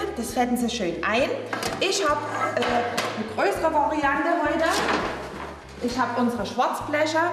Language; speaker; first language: German; native; German